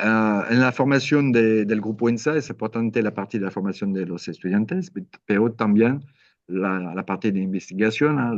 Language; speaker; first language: Spanish; non-native, learner; French